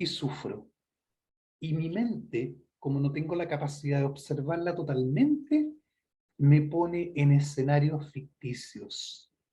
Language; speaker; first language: Spanish; native; Spanish